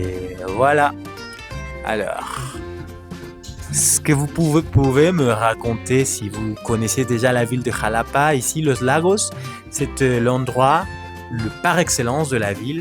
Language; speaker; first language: French; non-native, fluent; Spanish